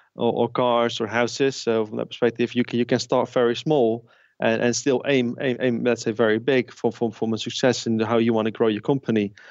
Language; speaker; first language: English; non-native, fluent; Dutch